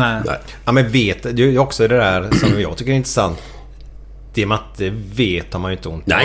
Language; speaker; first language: Swedish; native; Swedish